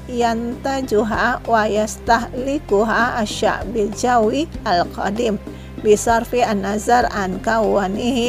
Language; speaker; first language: Arabic; non-native, learner; Indonesian